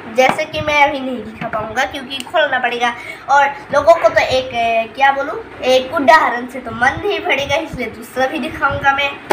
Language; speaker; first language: Hindi; non-native, local second language; Assamese